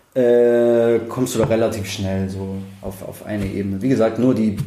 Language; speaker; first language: German; native; German